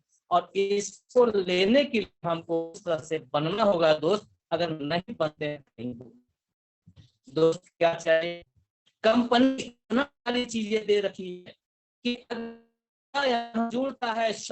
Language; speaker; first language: Hindi; native; Hindi